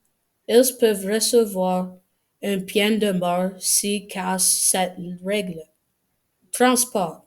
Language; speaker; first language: French; non-native, learner; English